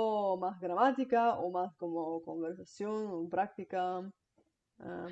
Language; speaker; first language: Spanish; non-native, fluent; Bulgarian